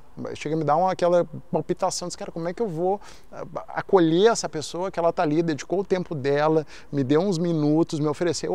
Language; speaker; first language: Portuguese; native; Portuguese